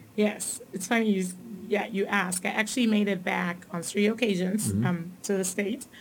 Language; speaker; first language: English; non-native, fluent; German